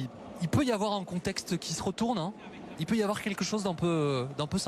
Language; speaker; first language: French; native; French